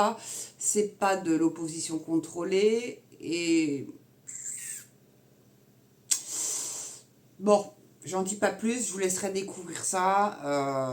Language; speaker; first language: French; native; French